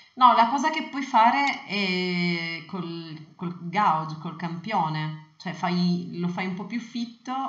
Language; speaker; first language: Italian; native; Italian